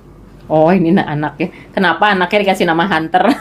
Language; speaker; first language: Indonesian; native; Indonesian